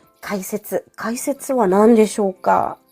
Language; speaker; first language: Japanese; non-native, fluent; Filipino